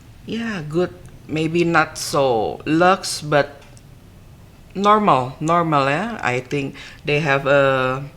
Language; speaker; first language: English; non-native, learner; Indonesian